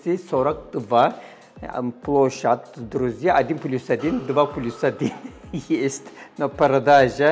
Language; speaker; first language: Russian; non-native, learner; Turkish